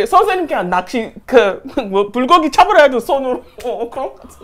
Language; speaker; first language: Korean; non-native, learner; English